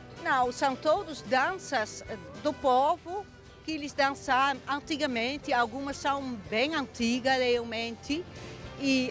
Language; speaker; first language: Portuguese; non-native, fluent; Dutch